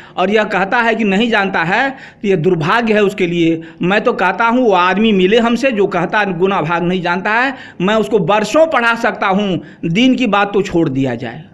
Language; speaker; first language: Hindi; native; Hindi